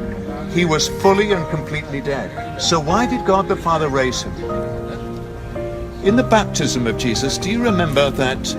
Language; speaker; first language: English; native; English